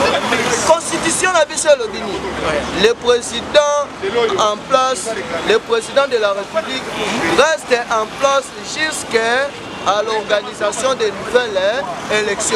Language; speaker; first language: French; non-native, local second language; Lingala